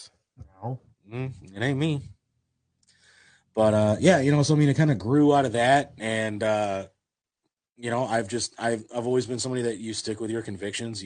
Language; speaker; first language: English; native; English